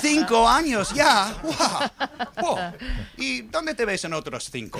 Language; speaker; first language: Spanish; non-native, fluent; English